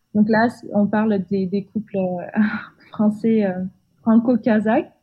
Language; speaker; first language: French; non-native, fluent; Russian